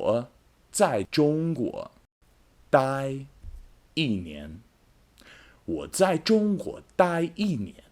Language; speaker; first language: Chinese; non-native, fluent; English